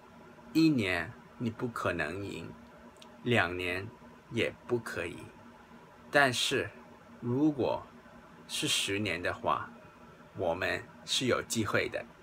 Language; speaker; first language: Chinese; non-native, local second language; Cantonese